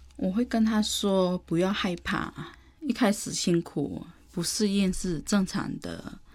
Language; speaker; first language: Chinese; non-native, fluent; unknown